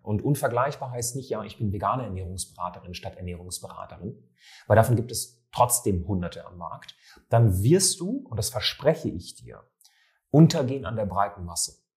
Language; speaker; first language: German; native; German